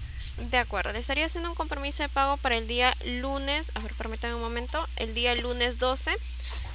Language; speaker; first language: Spanish; native; Spanish